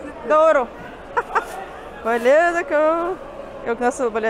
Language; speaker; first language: Turkish; non-native, learner; Russian